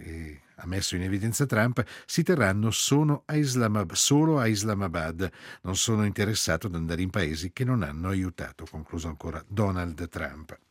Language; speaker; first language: Italian; native; Italian